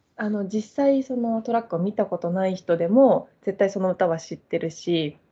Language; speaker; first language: Japanese; native; Japanese